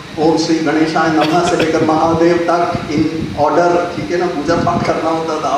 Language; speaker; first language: Hindi; non-native, local second language; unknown